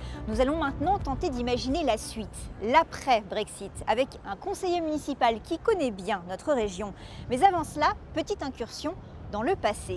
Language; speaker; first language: French; native; French